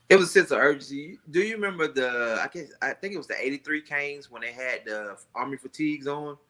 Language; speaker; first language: English; native; English